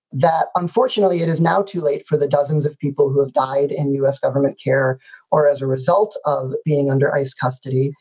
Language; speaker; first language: English; native; English